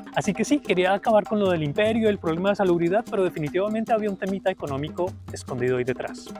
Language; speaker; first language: Spanish; native; Spanish